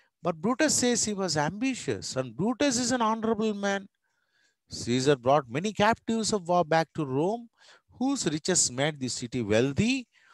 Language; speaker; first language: English; non-native, local second language; Telugu